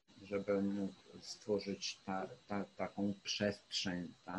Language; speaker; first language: Polish; non-native, fluent; Ukrainian